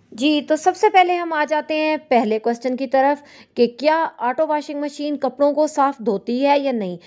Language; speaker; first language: Urdu; native; Urdu